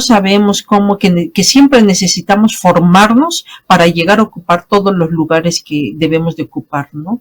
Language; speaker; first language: Spanish; native; Spanish